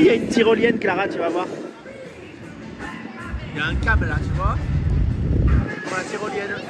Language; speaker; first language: French; native; French